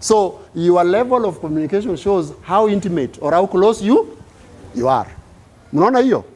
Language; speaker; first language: English; non-native, local second language; Swahili